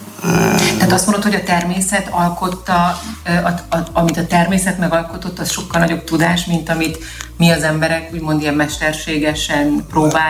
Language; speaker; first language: Hungarian; native; Hungarian